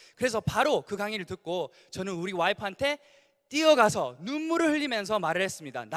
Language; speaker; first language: Korean; early bilingual, other home language; English